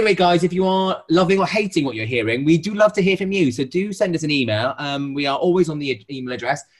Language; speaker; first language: English; native; English